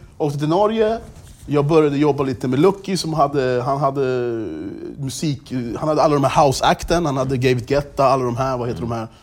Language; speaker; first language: Swedish; early bilingual, other home language; English